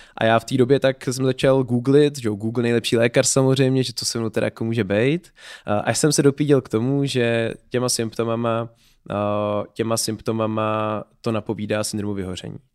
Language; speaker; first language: Czech; native; Czech